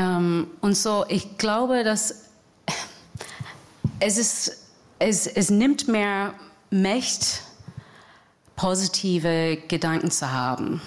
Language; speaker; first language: German; non-native, learner; English